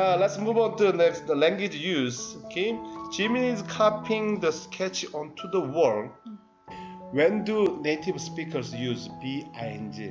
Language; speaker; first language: English; non-native, learner; Korean